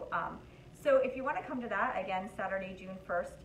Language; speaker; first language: English; native; English